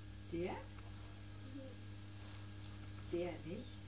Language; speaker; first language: German; native; German